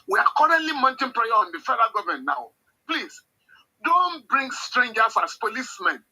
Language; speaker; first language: English; non-native, local second language; Yoruba